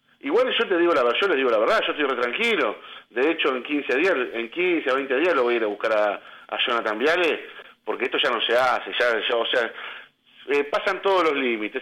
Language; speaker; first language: Spanish; native; Spanish